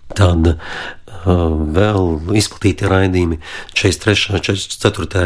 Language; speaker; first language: Latvian; non-native, local second language; Russian